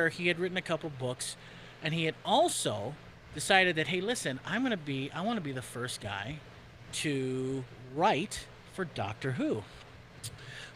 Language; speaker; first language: English; native; English